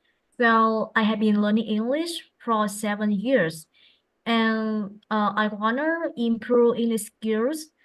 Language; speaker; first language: English; non-native, fluent; Vietnamese